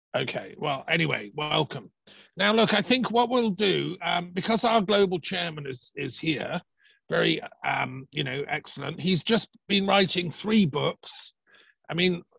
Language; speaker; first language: English; native; English